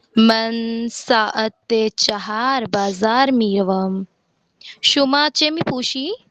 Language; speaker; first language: Persian; non-native, learner; Urdu